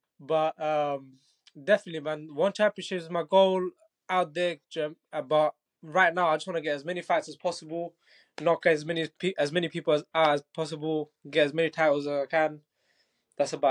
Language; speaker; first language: English; non-native, local second language; Bangla